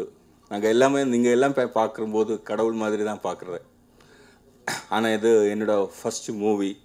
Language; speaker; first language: Tamil; non-native, learner; Malayalam